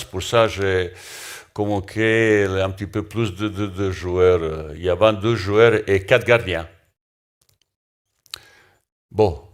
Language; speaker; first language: French; non-native, learner; Bosnian